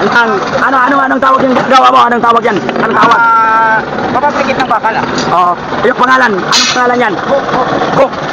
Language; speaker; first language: Filipino; non-native, local second language; Cebuano